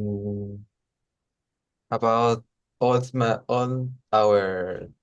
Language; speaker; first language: English; non-native, learner; Spanish